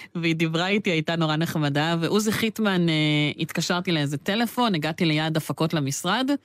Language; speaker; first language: Hebrew; native; Hebrew